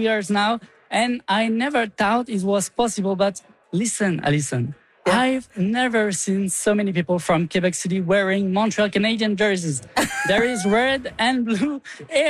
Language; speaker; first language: English; non-native, fluent; French